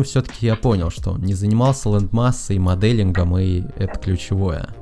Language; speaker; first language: Russian; native; Russian